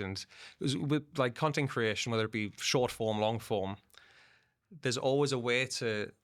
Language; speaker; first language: English; native; English